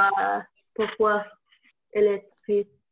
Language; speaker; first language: French; non-native, learner; English